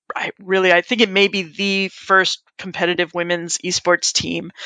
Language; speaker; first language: English; native; English